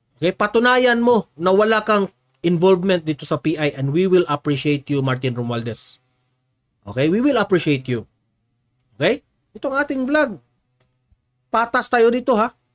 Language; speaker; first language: Filipino; non-native, local second language; Cebuano